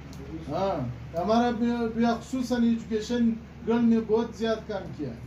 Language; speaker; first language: Hindi; non-native, learner; Pashto